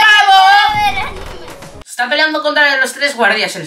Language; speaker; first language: Spanish; native; Spanish